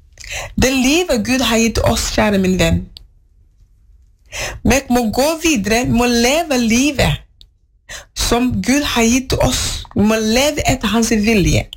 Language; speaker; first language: Norwegian; non-native, learner; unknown